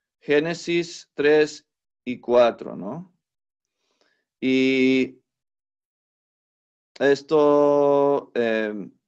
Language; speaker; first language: Spanish; non-native, fluent; English